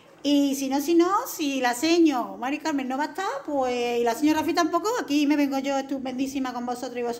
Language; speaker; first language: Spanish; native; Spanish